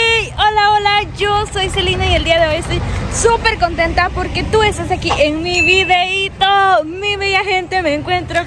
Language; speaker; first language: Spanish; native; Spanish